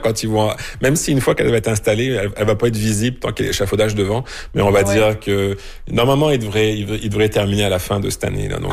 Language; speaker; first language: French; native; French